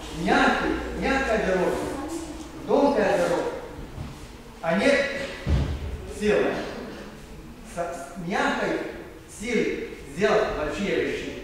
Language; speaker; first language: Russian; non-native, learner; Serbian